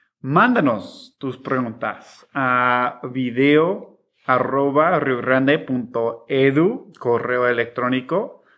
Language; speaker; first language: Spanish; non-native, fluent; English